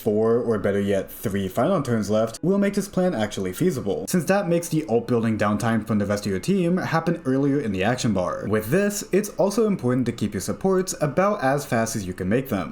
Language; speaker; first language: English; native; English